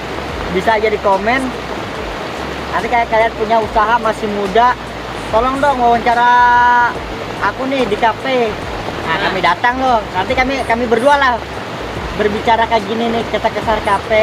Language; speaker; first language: Indonesian; native; Indonesian